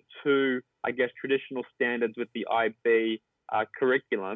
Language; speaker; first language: English; native; English